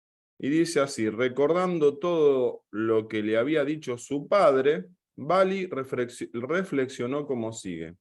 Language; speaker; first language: Spanish; native; Spanish